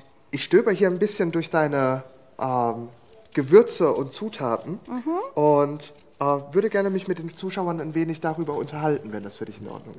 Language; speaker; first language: German; native; German